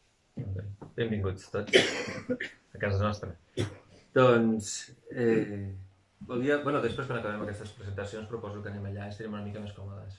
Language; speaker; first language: Catalan; native; Catalan